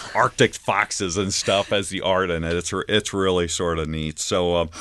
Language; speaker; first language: English; native; English